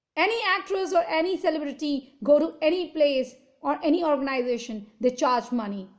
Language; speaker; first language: English; non-native, local second language; Hindi